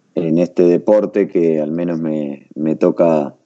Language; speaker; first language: Spanish; native; Spanish